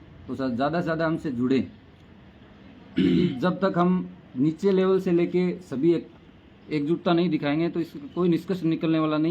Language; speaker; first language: Hindi; native; Hindi